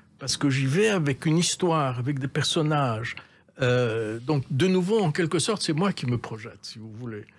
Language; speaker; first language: French; native; French